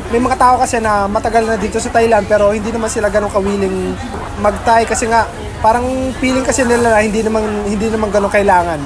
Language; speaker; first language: Filipino; native; Filipino